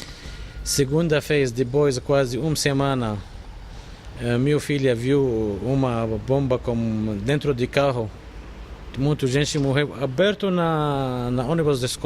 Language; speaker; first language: Portuguese; non-native, learner; Arabic